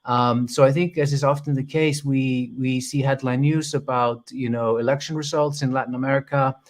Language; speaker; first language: English; non-native, fluent; Icelandic